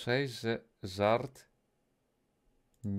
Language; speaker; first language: Polish; native; Polish